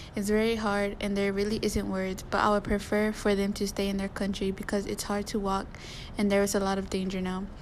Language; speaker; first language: English; early bilingual, other home language; Spanish